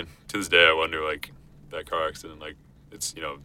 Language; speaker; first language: English; native; English